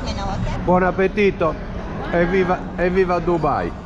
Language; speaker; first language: Italian; native; Italian